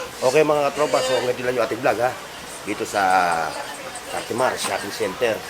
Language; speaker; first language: Filipino; non-native, local second language; Waray